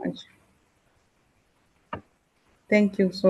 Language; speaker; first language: English; non-native, local second language; Swahili